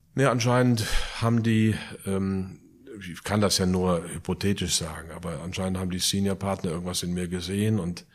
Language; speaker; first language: German; native; German